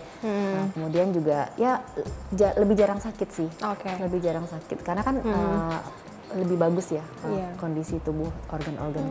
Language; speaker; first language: Indonesian; native; Indonesian